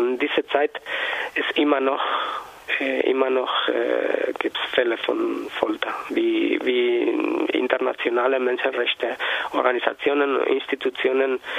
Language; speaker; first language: German; non-native, learner; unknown